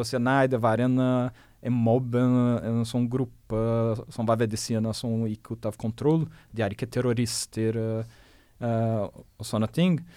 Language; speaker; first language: Norwegian; non-native, fluent; Portuguese